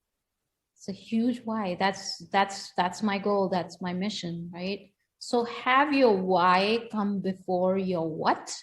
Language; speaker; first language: English; non-native, local second language; Hindi